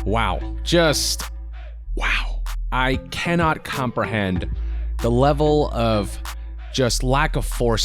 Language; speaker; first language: English; native; English